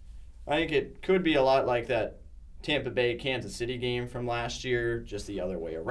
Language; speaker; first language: English; native; English